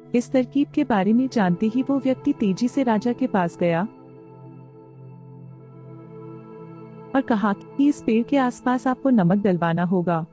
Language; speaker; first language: Hindi; native; Hindi